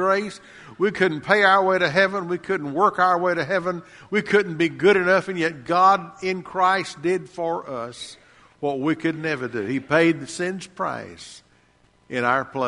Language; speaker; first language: English; native; English